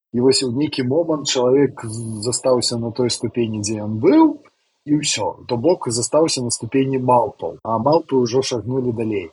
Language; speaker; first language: Belarusian; non-native, local second language; Russian